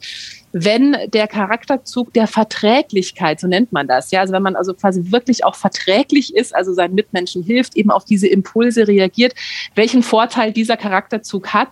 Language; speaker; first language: German; native; German